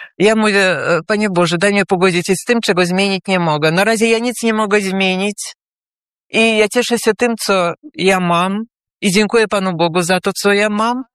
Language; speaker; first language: Polish; early bilingual, heritage; Polish